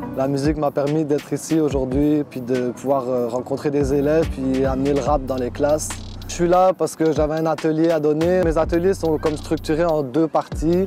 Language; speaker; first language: French; native; French